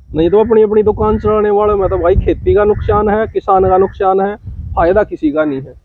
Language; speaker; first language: Hindi; native; Hindi